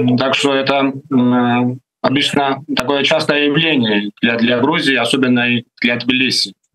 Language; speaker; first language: Russian; non-native, fluent; Georgian